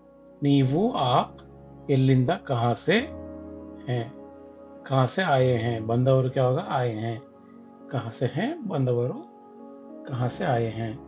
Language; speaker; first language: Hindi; non-native, local second language; Kannada